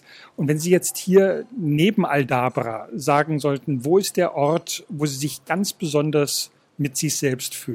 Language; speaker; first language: German; native; German